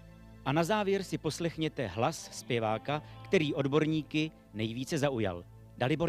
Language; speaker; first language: Czech; native; Czech